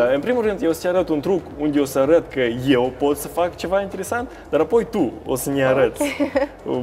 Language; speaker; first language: Romanian; non-native, local second language; Russian